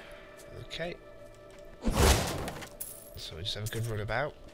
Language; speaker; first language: English; native; English